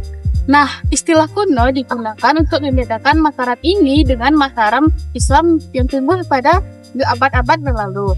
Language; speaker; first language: Indonesian; native; Indonesian